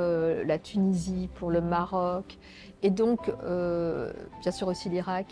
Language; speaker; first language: French; native; French